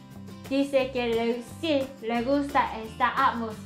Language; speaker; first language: Spanish; non-native, learner; Korean